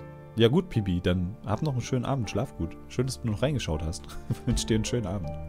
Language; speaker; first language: German; native; German